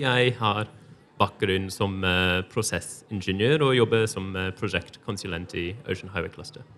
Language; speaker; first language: Norwegian; non-native, fluent; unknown